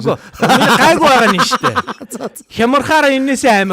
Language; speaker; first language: Mongolian; native; Mongolian